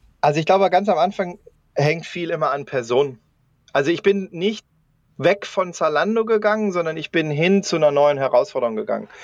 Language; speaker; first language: German; native; German